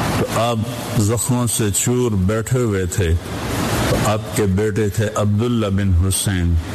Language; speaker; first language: Urdu; non-native, local second language; Punjabi